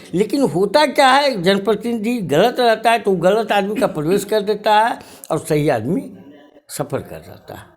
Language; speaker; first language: Hindi; native; Hindi